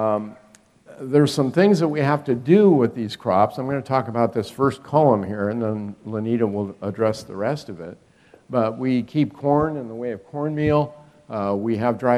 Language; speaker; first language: English; native; English